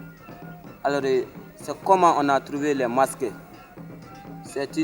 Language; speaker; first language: French; non-native, learner; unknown